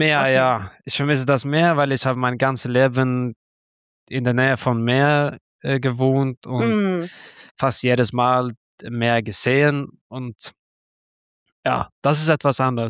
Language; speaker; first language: German; non-native, learner; Norwegian